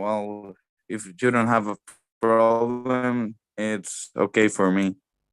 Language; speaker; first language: English; non-native, learner; Spanish